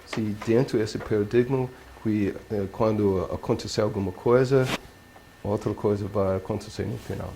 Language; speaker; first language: Portuguese; non-native, learner; English